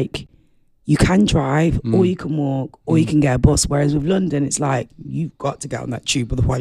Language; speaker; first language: English; native; English